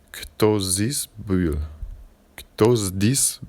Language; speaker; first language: Russian; non-native, learner; English